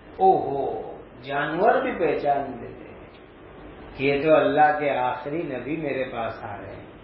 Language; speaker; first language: Urdu; non-native, local second language; Gujarati